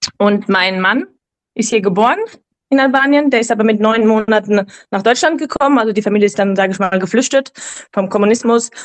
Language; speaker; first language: German; native; German